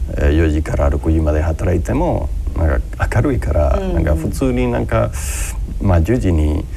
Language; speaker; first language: Japanese; non-native, fluent; Spanish